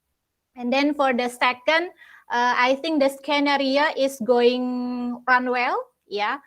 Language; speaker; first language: English; non-native, learner; Indonesian